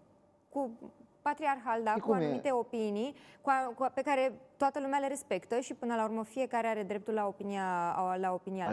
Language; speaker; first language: Romanian; native; Romanian